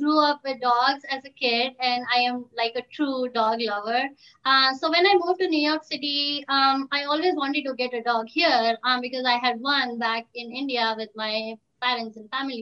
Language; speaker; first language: English; non-native, local second language; Hindi